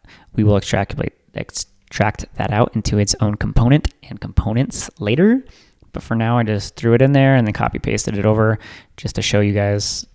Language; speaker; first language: English; native; English